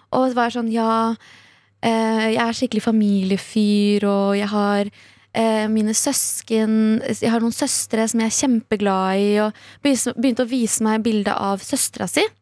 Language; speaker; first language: Norwegian; early bilingual, other home language; Kurdish